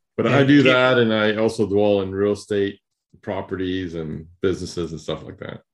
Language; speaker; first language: English; early bilingual, other home language; Spanish